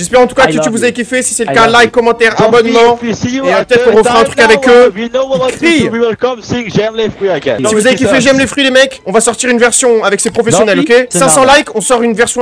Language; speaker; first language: French; native; French